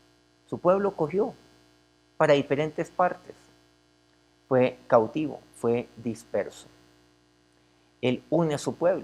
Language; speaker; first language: Spanish; native; Spanish